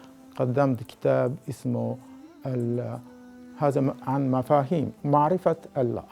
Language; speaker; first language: Arabic; non-native, fluent; Japanese